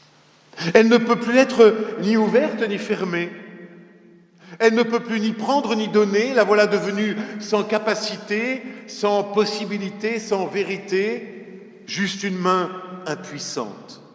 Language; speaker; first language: French; native; French